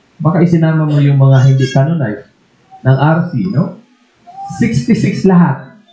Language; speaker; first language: Filipino; non-native, local second language; Waray